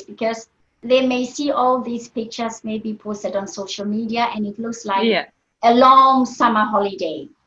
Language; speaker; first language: English; non-native, fluent; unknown